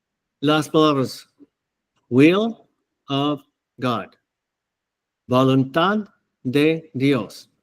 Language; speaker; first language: Spanish; non-native, fluent; English